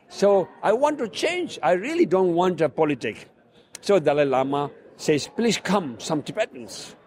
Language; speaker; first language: English; non-native, fluent; Chinese